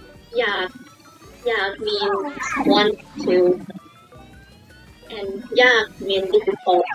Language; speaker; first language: English; non-native, fluent; Thai